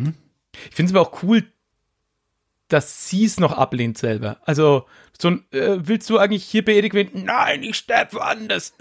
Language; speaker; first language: German; native; German